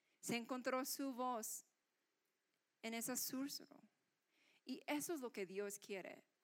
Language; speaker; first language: Spanish; non-native, fluent; Korean